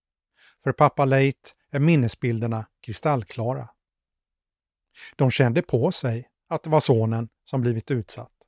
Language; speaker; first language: Swedish; native; Swedish